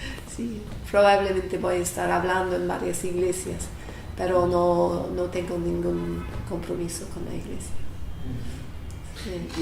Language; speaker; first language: Spanish; non-native, fluent; English